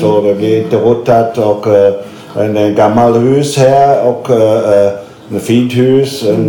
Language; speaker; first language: Swedish; non-native, learner; German